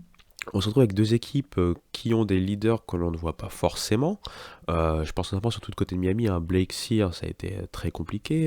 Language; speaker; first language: French; native; French